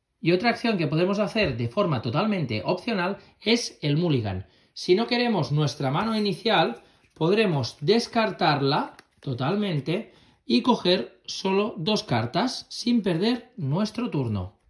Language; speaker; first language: Spanish; native; Spanish